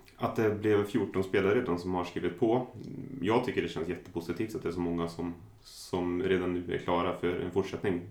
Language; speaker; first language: Swedish; native; Swedish